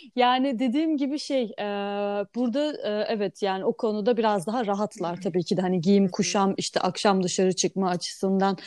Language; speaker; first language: Turkish; native; Turkish